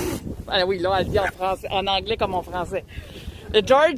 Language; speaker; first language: French; native; French